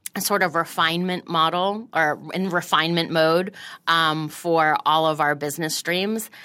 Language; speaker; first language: English; native; English